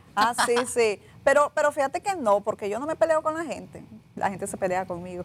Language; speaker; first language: Spanish; native; Spanish